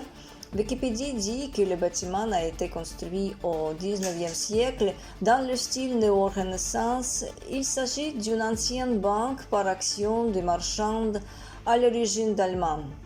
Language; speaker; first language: French; non-native, fluent; Russian